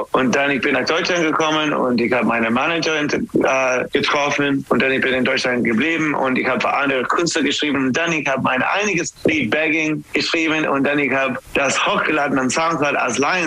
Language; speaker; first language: German; non-native, learner; English